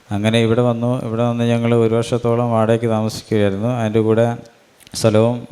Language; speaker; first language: Malayalam; native; Malayalam